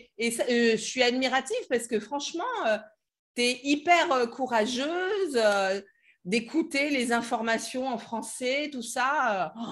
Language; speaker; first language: French; native; French